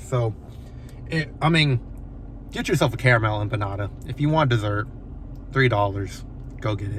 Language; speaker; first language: English; native; English